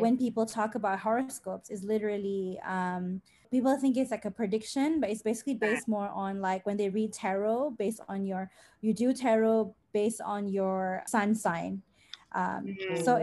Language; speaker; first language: English; non-native, local second language; Malay